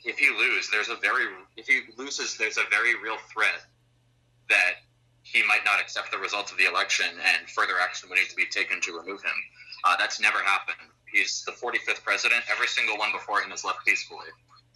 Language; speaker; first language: English; native; English